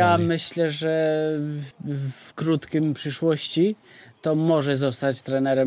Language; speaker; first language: Polish; non-native, fluent; Albanian